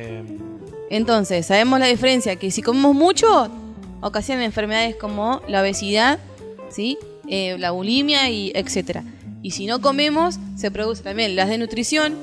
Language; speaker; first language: Spanish; native; Spanish